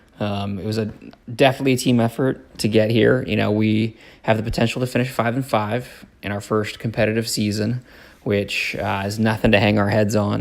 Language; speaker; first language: English; native; English